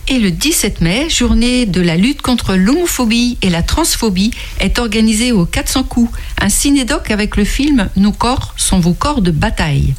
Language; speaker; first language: French; native; French